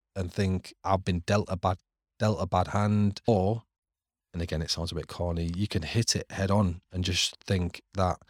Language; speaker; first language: English; native; English